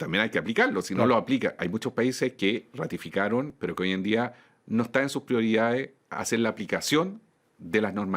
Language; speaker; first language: Spanish; native; Spanish